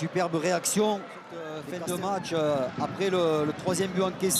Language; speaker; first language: French; native; French